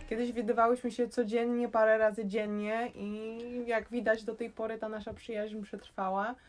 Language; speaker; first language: Polish; native; Polish